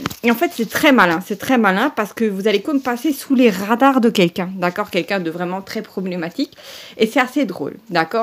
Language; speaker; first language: French; native; French